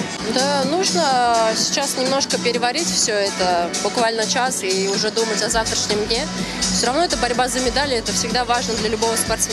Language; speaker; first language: Russian; native; Russian